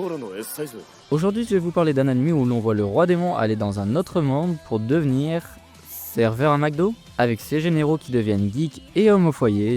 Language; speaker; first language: French; native; French